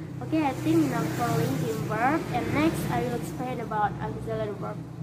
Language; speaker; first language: English; non-native, learner; Indonesian